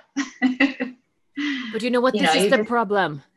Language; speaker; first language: English; non-native, fluent; Norwegian